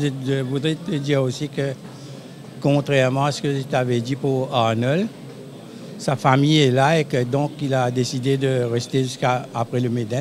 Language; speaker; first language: French; non-native, local second language; Morisyen